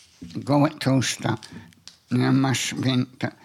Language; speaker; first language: Swedish; non-native, learner; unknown